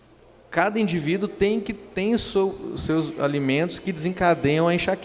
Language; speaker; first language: Portuguese; native; Portuguese